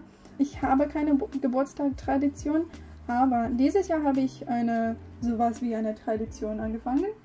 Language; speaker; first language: German; non-native, learner; English